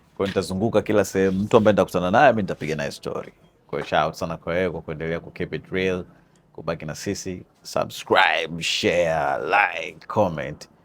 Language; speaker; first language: Swahili; native; Swahili